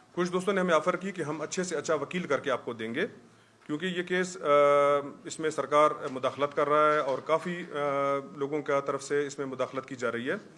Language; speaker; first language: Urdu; non-native, local second language; Baluchi